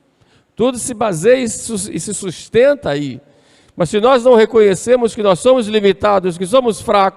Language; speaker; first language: Portuguese; native; Portuguese